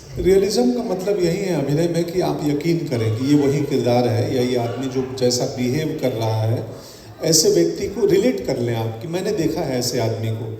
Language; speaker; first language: Hindi; native; Hindi